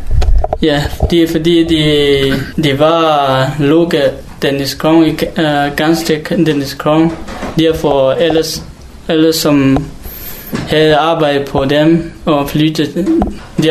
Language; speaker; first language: Danish; non-native, learner; Hakha Chin